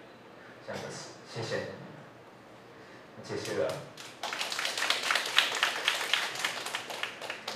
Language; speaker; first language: Chinese; non-native, learner; Japanese